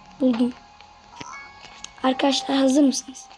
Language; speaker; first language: Turkish; native; Turkish